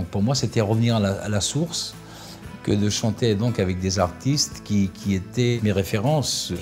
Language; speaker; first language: French; early bilingual, other home language; Portuguese